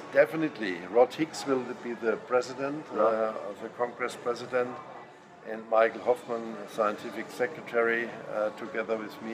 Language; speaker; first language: English; non-native, fluent; German